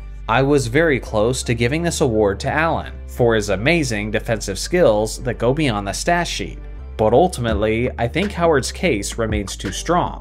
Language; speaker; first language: English; native; English